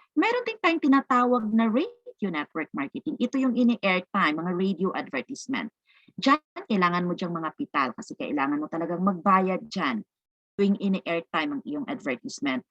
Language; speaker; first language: Filipino; non-native, local second language; Cebuano